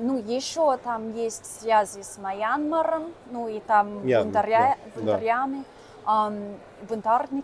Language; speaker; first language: Russian; non-native, fluent; English